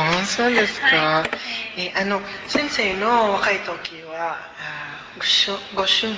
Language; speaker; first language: Japanese; non-native, learner; Cebuano